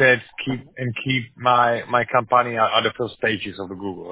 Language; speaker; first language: English; non-native, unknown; Slovak